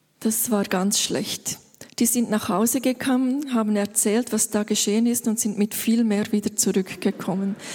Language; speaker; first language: German; native; German